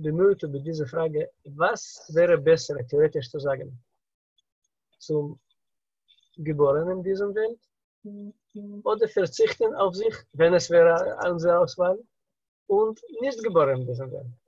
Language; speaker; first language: German; non-native, learner; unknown